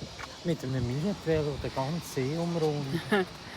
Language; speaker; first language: German; native; German